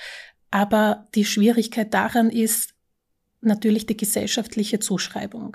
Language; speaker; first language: German; early bilingual, other home language; Slovak